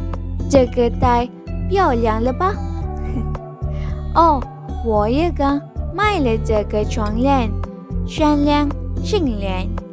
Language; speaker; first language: Chinese; non-native, learner; Malay